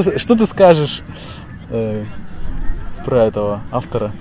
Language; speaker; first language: Russian; native; Russian